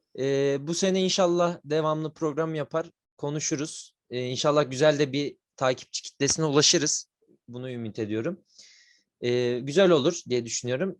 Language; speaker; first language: Turkish; native; Turkish